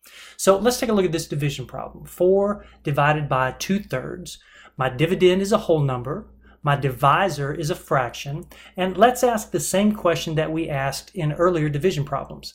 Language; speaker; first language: English; native; English